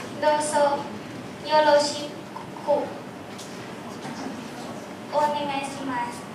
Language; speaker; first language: Japanese; non-native, learner; Thai